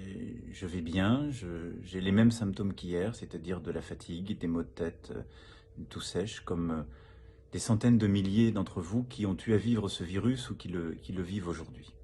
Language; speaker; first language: French; native; French